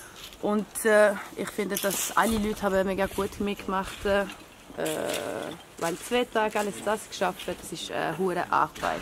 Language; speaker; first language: German; non-native, fluent; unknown